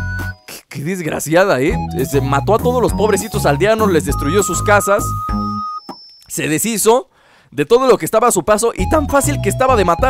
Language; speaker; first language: Spanish; native; Spanish